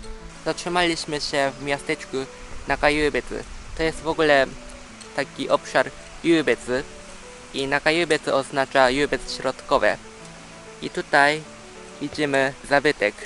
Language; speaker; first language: Polish; early bilingual, heritage; Polish